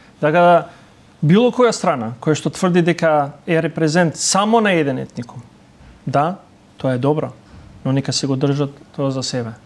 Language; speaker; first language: Macedonian; non-native, local second language; Albanian